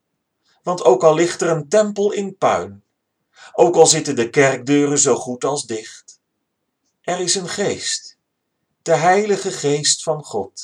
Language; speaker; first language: Dutch; native; Dutch